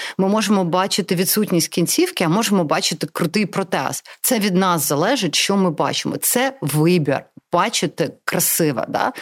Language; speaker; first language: Ukrainian; non-native, local second language; Russian